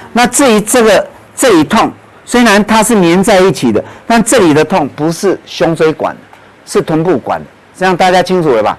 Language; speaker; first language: Chinese; native; Chinese